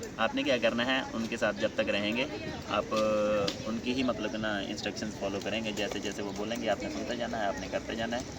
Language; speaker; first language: Urdu; non-native, local second language; Punjabi